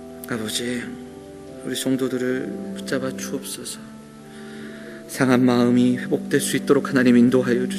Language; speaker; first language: Korean; native; Korean